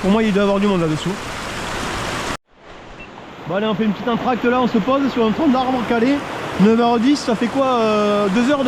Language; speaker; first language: French; native; French